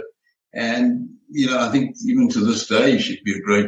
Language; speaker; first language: English; native; English